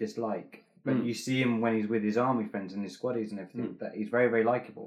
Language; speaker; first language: English; native; English